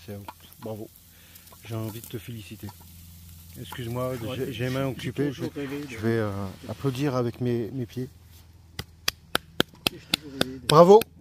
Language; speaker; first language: French; native; French